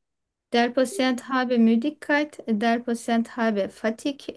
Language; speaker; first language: German; non-native, learner; Turkish